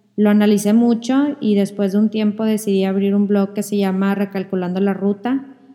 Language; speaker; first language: Spanish; native; Spanish